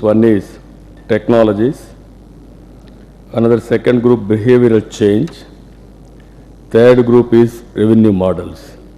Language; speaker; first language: English; non-native, local second language; Telugu